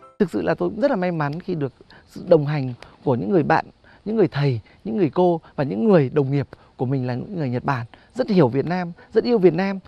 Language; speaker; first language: Vietnamese; native; Vietnamese